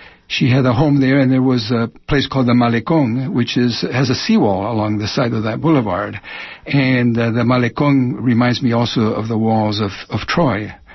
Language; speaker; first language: English; early bilingual, other home language; Spanish